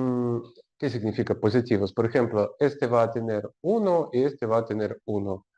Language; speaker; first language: Spanish; non-native, learner; Russian